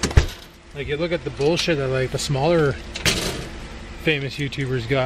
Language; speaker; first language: English; native; English